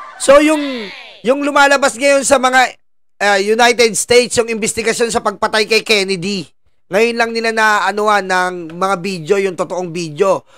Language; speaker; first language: Filipino; native; Filipino